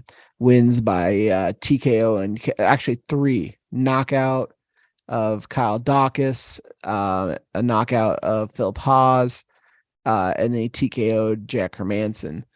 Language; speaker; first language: English; native; English